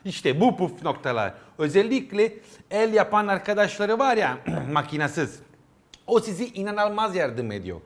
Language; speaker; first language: Turkish; non-native, learner; Italian